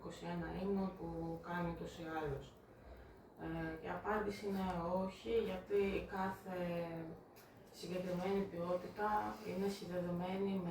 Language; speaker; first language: Greek; native; Greek